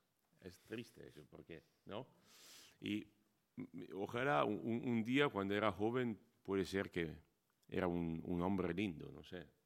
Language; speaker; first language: Spanish; non-native, fluent; Italian